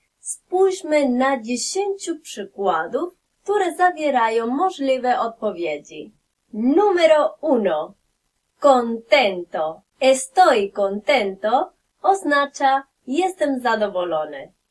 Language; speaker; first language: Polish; non-native, fluent; Spanish